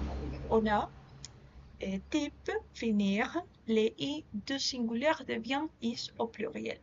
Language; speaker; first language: French; non-native, learner; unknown